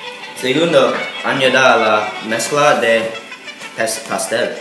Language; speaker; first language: Spanish; non-native, learner; English